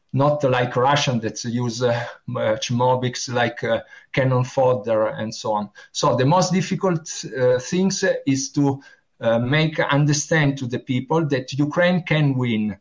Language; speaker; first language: English; non-native, learner; Italian